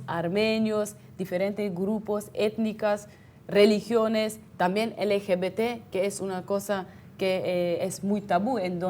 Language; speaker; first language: Spanish; non-native, fluent; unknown